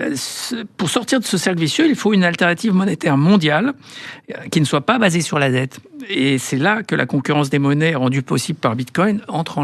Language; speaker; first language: French; native; French